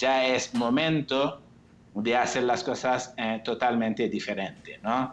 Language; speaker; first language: Spanish; non-native, fluent; Haitian Creole